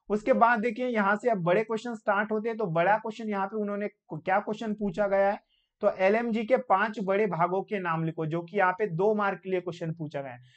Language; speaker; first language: Hindi; non-native, local second language; Marathi